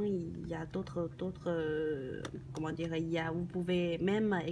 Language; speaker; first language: French; non-native, learner; Chinese